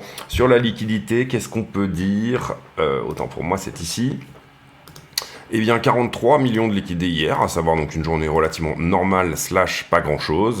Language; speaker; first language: French; native; French